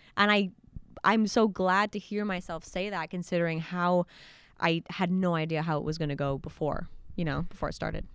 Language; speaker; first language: English; native; English